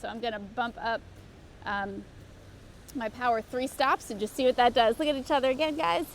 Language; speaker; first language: English; native; English